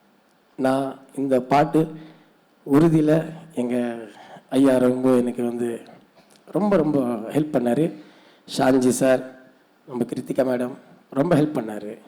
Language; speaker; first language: Tamil; non-native, learner; Urdu